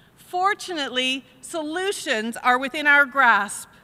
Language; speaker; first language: English; native; English